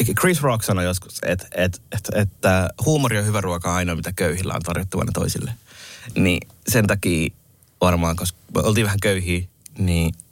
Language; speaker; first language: Finnish; early bilingual, other home language; Somali